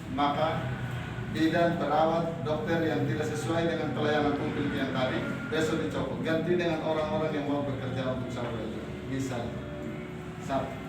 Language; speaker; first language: Indonesian; non-native, local second language; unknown